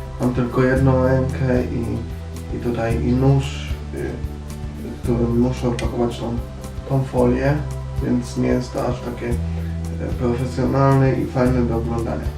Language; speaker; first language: Polish; native; Polish